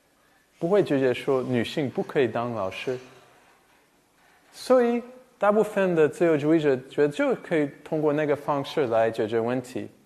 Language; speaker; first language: Chinese; non-native, fluent; English